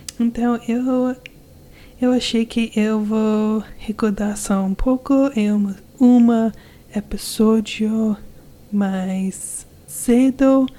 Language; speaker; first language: Portuguese; non-native, learner; English